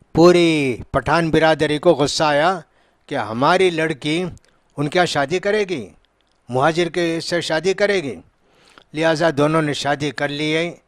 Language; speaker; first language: Urdu; native; Urdu